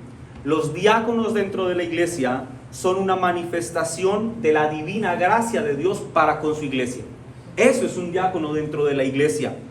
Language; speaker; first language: Spanish; native; Spanish